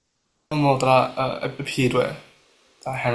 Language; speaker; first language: Burmese; native; Burmese